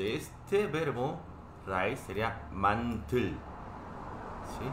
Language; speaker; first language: Spanish; non-native, fluent; Korean